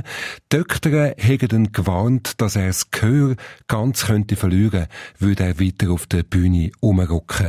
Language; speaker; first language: German; native; German